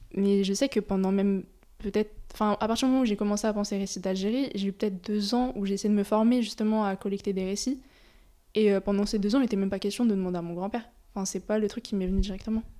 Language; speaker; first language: French; native; French